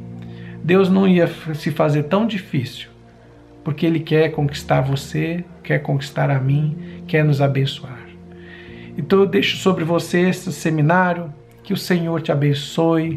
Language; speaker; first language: Portuguese; native; Portuguese